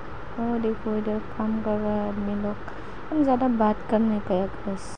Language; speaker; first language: Hindi; non-native, local second language; Assamese